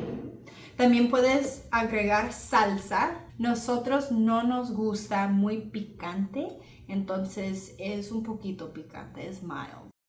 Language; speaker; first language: Spanish; early bilingual, heritage; Spanish